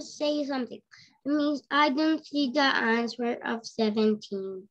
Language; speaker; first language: English; non-native, learner; Spanish